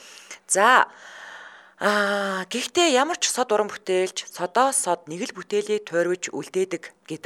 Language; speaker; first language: Mongolian; native; Mongolian